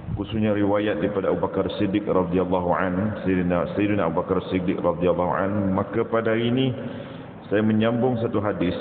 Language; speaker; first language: Malay; native; Malay